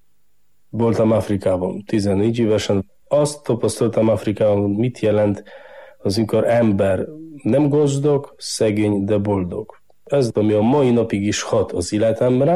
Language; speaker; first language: Hungarian; non-native, fluent; Polish